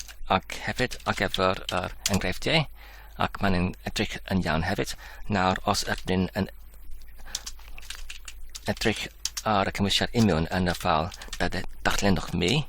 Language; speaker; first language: Welsh; non-native, learner; Polish